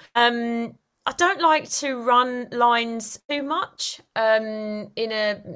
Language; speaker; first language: English; native; English